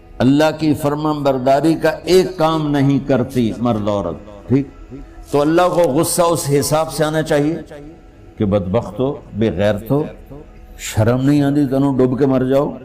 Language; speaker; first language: Urdu; non-native, local second language; Punjabi